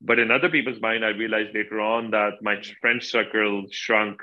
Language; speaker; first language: English; non-native, local second language; Urdu